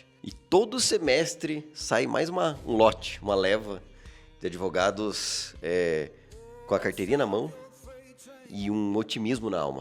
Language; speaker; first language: Portuguese; native; Portuguese